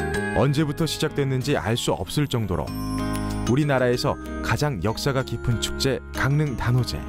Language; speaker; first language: Korean; native; Korean